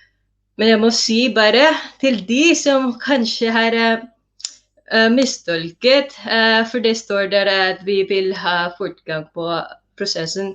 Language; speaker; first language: Norwegian; non-native, fluent; Filipino